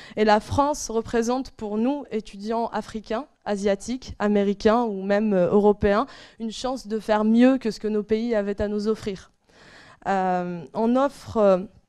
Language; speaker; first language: French; non-native, local second language; Arabic